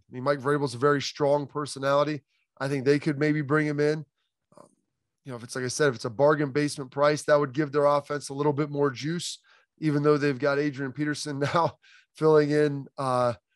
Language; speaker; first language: English; native; English